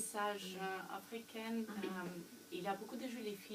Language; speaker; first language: French; non-native, fluent; Russian